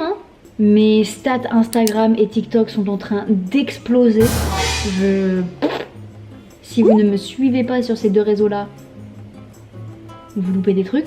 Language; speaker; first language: French; native; French